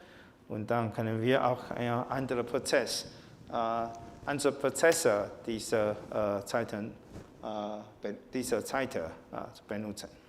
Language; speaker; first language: German; non-native, learner; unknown